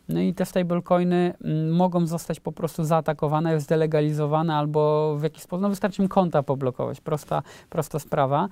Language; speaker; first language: Polish; native; Polish